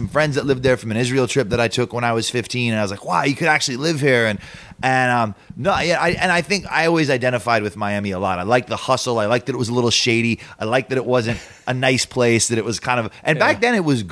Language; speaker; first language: English; native; English